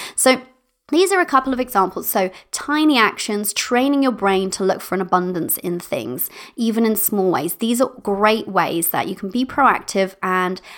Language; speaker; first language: English; native; English